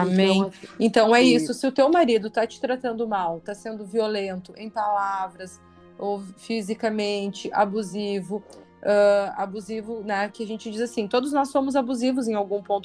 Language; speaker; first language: Portuguese; native; Portuguese